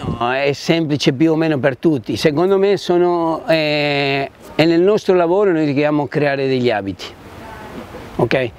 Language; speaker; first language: Italian; non-native, fluent; Spanish